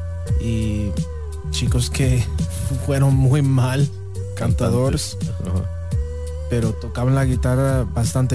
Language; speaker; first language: Spanish; non-native, learner; English